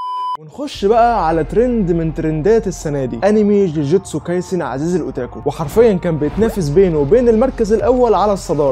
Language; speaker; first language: Arabic; native; Arabic